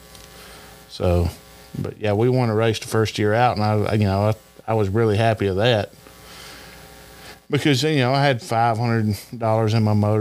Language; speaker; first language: English; native; English